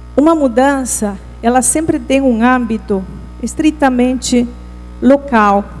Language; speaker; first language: Portuguese; non-native, fluent; Spanish